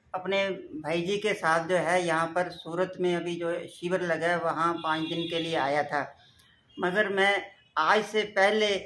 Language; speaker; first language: Hindi; native; Hindi